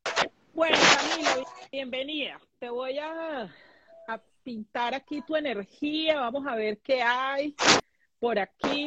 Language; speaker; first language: Spanish; native; Spanish